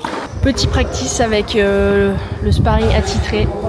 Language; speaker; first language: French; native; French